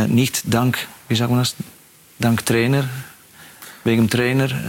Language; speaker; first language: German; non-native, fluent; Dutch